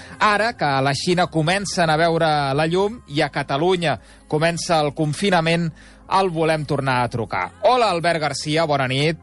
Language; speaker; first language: Catalan; native; Catalan